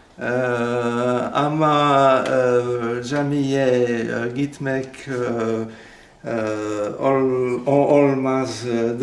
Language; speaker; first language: Turkish; non-native, learner; French